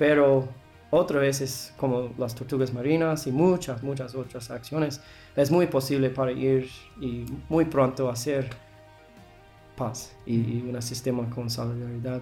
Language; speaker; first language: Spanish; non-native, learner; English